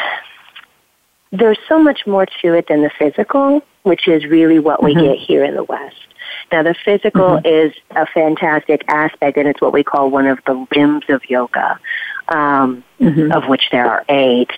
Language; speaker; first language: English; native; English